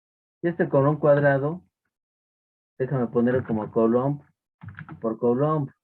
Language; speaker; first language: Spanish; native; Spanish